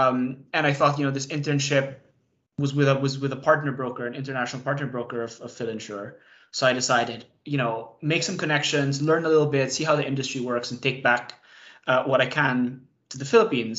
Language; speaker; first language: English; non-native, local second language; Cebuano